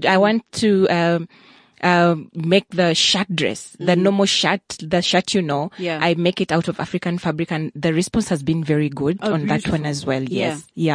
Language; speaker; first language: English; non-native, local second language; Ganda